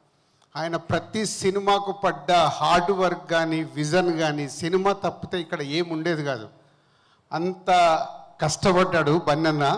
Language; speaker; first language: Telugu; native; Telugu